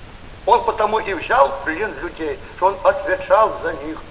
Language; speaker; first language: Polish; non-native, learner; Russian